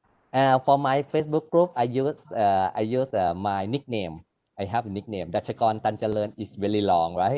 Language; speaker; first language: English; non-native, learner; Thai